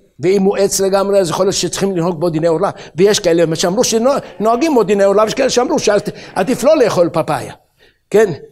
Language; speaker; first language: Hebrew; native; Hebrew